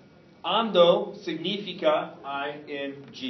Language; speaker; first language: Spanish; non-native, fluent; English